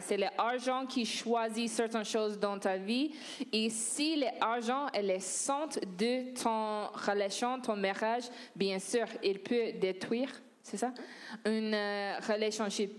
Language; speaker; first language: French; non-native, learner; English